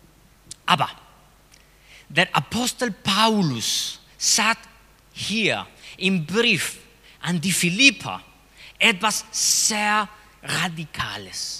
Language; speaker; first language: German; non-native, fluent; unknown